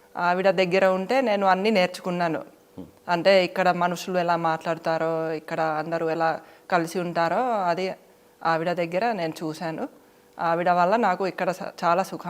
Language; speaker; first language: Telugu; non-native, fluent; Finnish